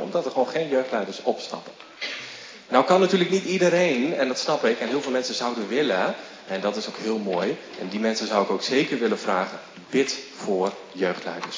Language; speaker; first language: Dutch; native; Dutch